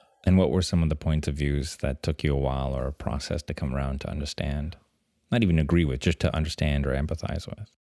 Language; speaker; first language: English; early bilingual, other home language; French